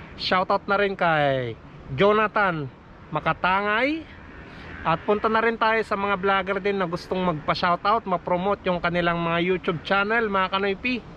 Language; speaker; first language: Filipino; native; Filipino